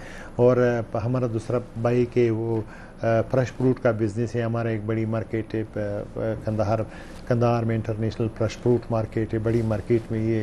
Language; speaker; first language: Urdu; non-native, learner; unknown